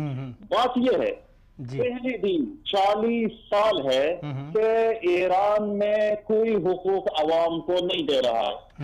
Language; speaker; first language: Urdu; non-native, fluent; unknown